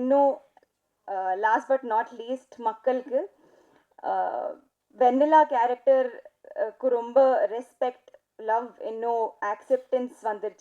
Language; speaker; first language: Tamil; non-native, learner; Telugu